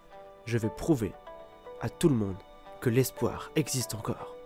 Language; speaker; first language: French; native; French